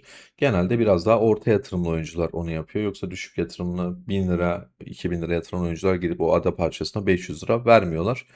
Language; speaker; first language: Turkish; native; Turkish